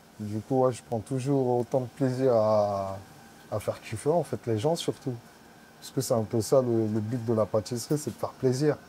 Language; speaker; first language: French; native; French